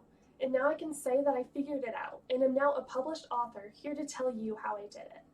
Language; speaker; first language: English; native; English